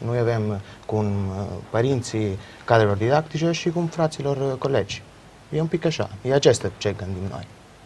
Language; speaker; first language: Romanian; non-native, learner; Italian